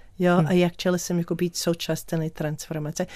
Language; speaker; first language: Czech; non-native, learner; English